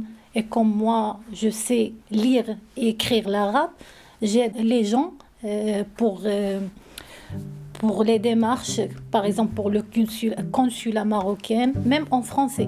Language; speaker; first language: French; non-native, learner; Arabic